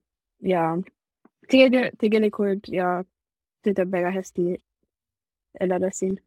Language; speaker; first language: Estonian; non-native, learner; German